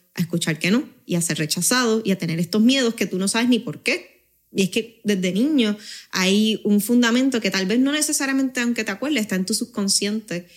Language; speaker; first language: Spanish; native; Spanish